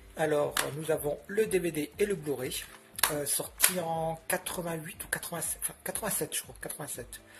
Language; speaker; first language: French; native; French